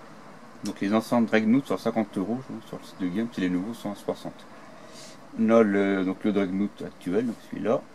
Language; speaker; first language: French; native; French